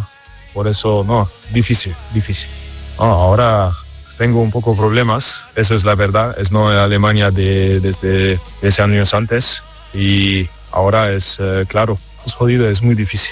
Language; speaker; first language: Spanish; non-native, learner; German